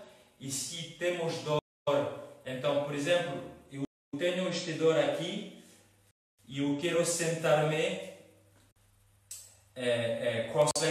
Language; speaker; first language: Portuguese; non-native, fluent; French